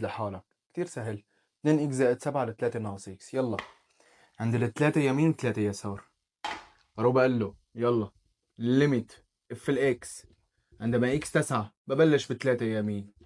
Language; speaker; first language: Arabic; native; Arabic